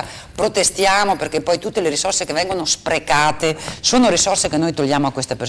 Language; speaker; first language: Italian; native; Italian